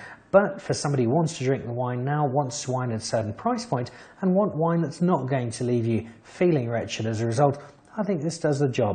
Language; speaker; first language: English; native; English